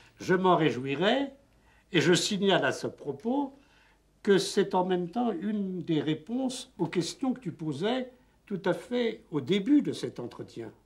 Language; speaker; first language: French; native; French